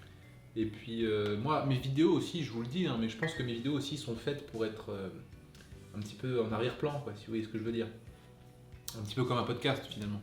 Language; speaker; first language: French; native; French